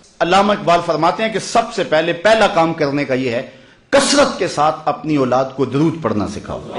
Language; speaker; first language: Urdu; non-native, local second language; Punjabi